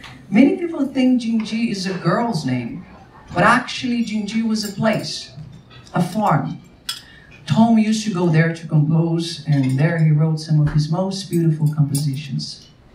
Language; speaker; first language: English; non-native, fluent; Portuguese